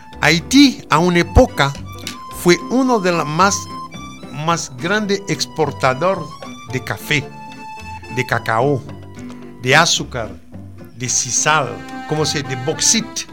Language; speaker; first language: Spanish; non-native, fluent; Haitian Creole